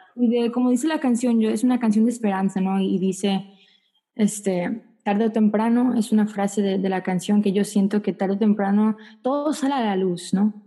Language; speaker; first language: Spanish; early bilingual, heritage; Spanish